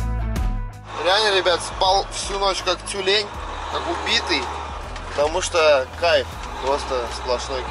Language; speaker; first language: Russian; native; Russian